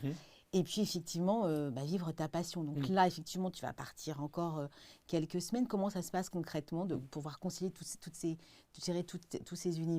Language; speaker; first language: French; native; French